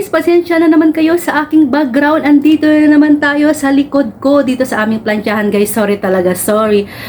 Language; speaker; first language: Filipino; native; Filipino